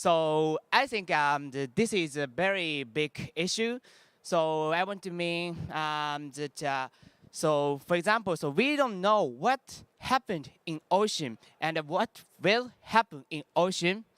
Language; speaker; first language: English; non-native, learner; Japanese